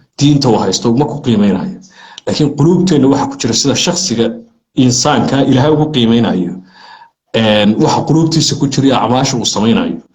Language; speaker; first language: Somali; native; Somali